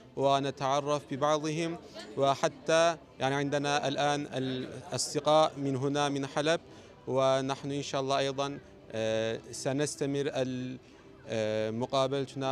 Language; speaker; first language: Arabic; non-native, learner; Turkish